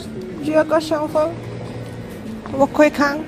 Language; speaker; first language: Chinese; non-native, learner; Mongolian